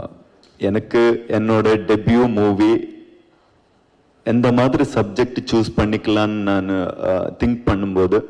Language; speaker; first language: Tamil; non-native, learner; Kannada